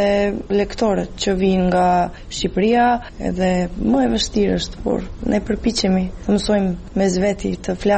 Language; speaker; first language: Albanian; non-native, fluent; Serbian